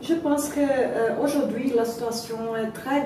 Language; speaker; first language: French; non-native, learner; Portuguese